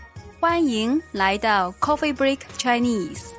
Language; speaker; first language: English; non-native, fluent; Chinese